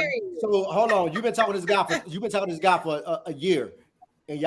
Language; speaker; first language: English; native; English